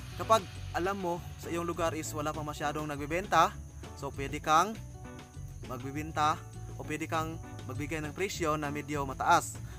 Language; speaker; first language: Filipino; non-native, local second language; Cebuano